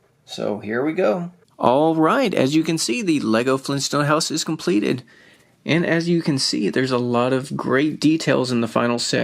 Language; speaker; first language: English; native; English